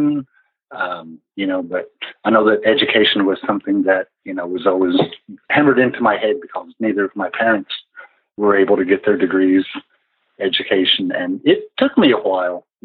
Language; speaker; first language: English; native; English